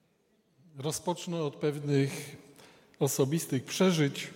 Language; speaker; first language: Polish; native; Polish